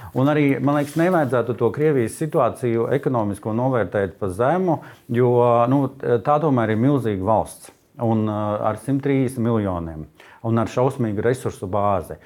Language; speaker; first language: Latvian; native; Latvian